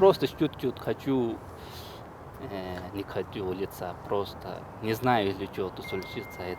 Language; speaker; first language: Russian; non-native, learner; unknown